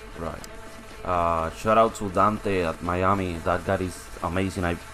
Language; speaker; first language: English; non-native, local second language; Spanish